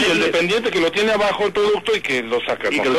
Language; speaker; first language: Spanish; native; Spanish